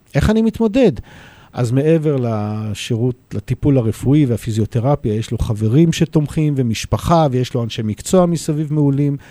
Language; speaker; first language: Hebrew; native; Hebrew